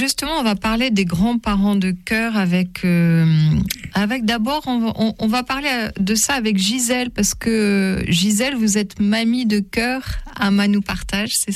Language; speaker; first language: French; native; French